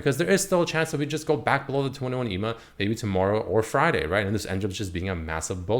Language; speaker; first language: English; native; English